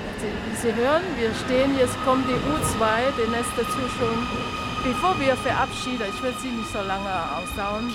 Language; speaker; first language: German; non-native, learner; Chinese